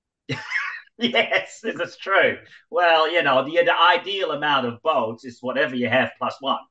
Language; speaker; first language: English; non-native, fluent; Dutch